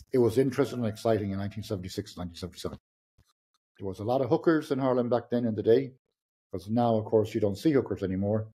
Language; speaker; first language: English; non-native, local second language; Irish